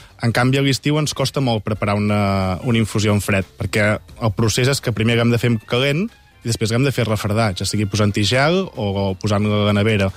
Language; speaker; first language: Catalan; native; Catalan